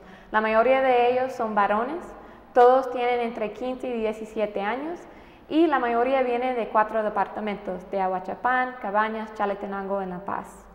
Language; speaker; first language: Spanish; non-native, fluent; English